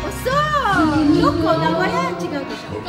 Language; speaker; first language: Japanese; non-native, learner; Filipino